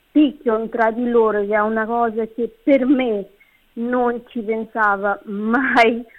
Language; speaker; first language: Italian; non-native, fluent; Kabuverdianu